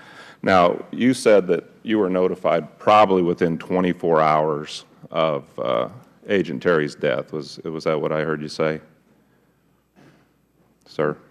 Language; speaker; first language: English; native; English